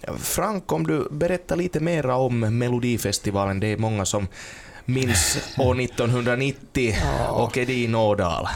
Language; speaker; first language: Swedish; native; Swedish